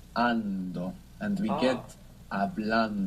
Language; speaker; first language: Spanish; non-native, fluent; English